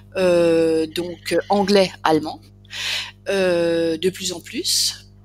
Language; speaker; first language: French; native; French